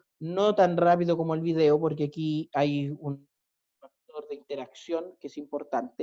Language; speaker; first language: Spanish; native; Spanish